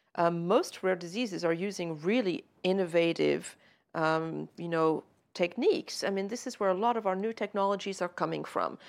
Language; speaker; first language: English; native; English